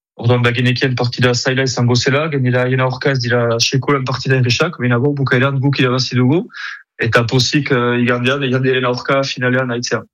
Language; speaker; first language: Basque; native; Basque